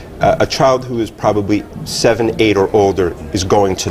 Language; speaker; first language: English; native; English